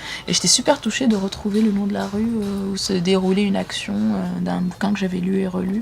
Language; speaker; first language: French; non-native, local second language; Arabic